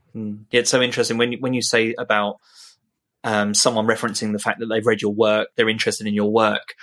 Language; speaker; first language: English; native; English